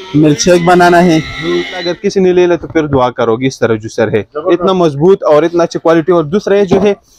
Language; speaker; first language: Urdu; non-native, local second language; Pashto